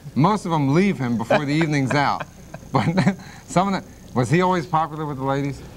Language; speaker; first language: English; native; English